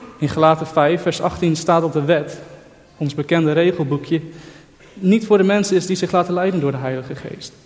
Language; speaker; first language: Dutch; native; Dutch